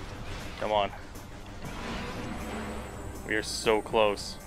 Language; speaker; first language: English; native; English